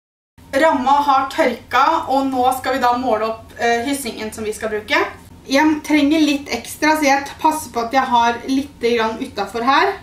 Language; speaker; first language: Norwegian; native; Norwegian